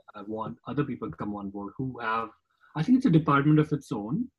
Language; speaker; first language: English; non-native, local second language; Kashmiri